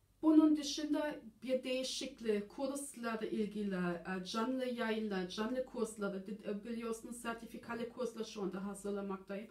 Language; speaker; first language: Turkish; early bilingual, heritage; German